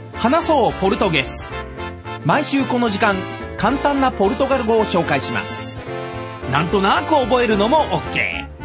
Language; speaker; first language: Japanese; native; Japanese